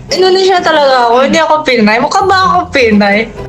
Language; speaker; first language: Filipino; non-native, learner; Indonesian